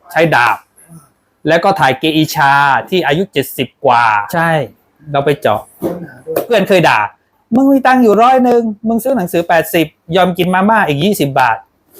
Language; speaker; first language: Thai; non-native, local second language; Pattani Malay